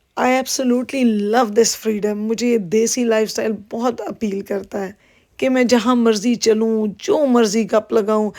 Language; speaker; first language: Urdu; native; Urdu